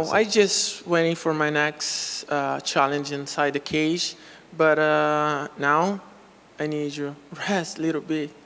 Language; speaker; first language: English; non-native, local second language; Portuguese